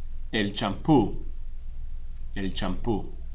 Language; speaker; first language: Spanish; non-native, fluent; English